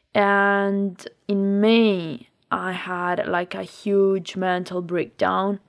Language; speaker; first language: English; non-native, fluent; Italian